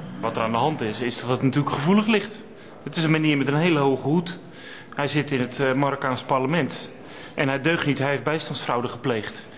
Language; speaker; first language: Dutch; native; Dutch